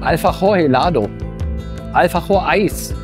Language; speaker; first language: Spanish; non-native, learner; German